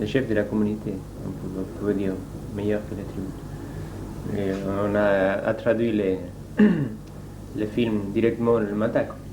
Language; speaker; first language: French; non-native, learner; Spanish